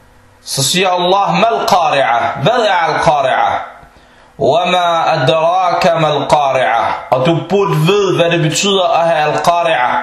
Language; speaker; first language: Danish; early bilingual, other home language; Arabic